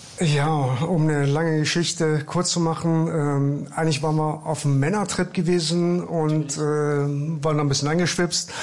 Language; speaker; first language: German; early bilingual, other home language; Persian